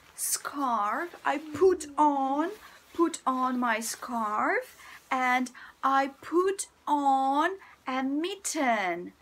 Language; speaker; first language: English; non-native, fluent; Russian